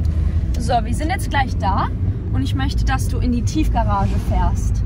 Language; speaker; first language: German; non-native, learner; English